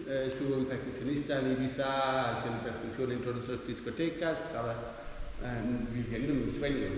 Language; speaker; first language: Spanish; non-native, learner; Dutch